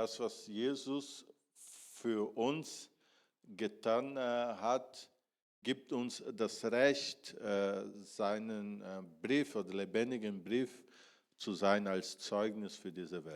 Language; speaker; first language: German; non-native, fluent; Portuguese